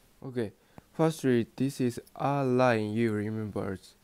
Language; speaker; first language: English; non-native, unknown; Japanese